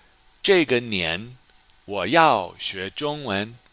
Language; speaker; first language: Chinese; non-native, fluent; English